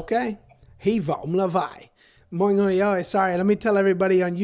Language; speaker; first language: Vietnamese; non-native, learner; English